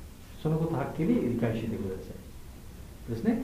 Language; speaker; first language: Japanese; non-native, learner; Bangla